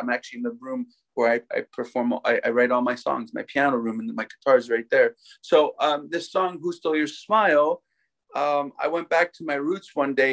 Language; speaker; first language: English; native; English